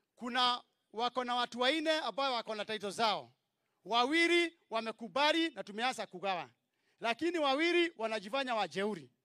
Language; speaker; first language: Swahili; non-native, local second language; Kikuyu